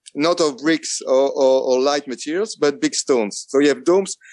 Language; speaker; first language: English; non-native, fluent; French